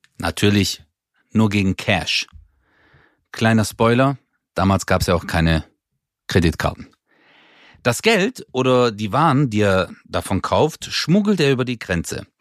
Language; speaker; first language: German; early bilingual, other home language; Turkish